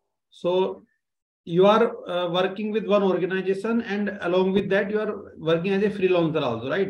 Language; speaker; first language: English; non-native, local second language; Hindi